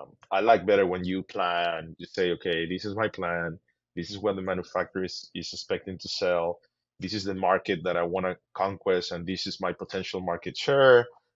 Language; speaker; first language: English; non-native, fluent; Spanish